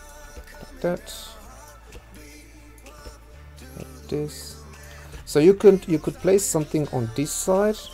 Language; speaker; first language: English; non-native, fluent; German